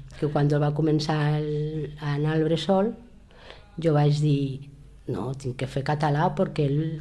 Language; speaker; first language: Catalan; non-native, local second language; Spanish